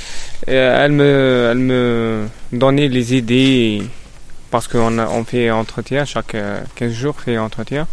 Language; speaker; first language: French; non-native, learner; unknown